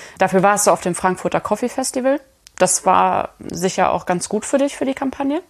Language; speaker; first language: German; native; German